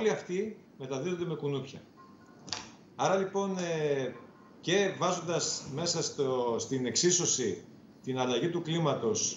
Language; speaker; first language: Greek; native; Greek